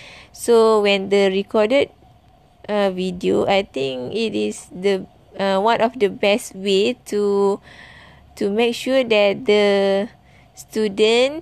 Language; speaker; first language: English; non-native, learner; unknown